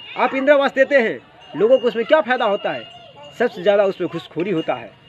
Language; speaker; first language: Hindi; native; Hindi